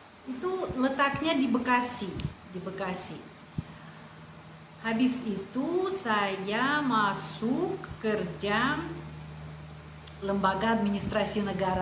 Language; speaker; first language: Indonesian; non-native, fluent; Russian